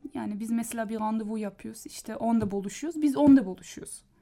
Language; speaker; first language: Turkish; non-native, learner; German